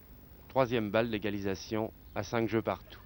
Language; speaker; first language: French; native; French